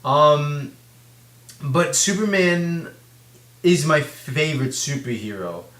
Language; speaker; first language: English; native; English